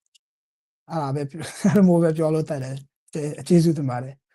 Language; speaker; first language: Burmese; early bilingual, heritage; Burmese